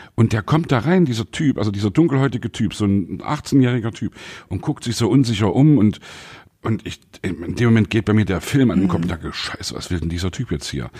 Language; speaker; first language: German; native; German